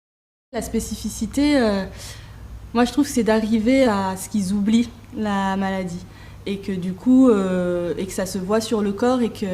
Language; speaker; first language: French; native; French